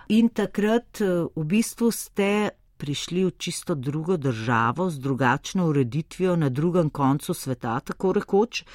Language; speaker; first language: Slovenian; native; Slovenian